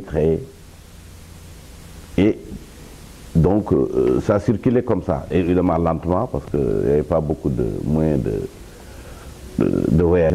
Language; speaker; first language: French; non-native, local second language; Wolof